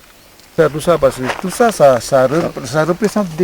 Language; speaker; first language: French; non-native, local second language; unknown